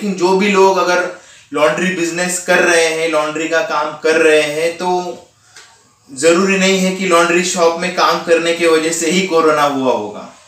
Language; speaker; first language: Hindi; non-native, local second language; Marathi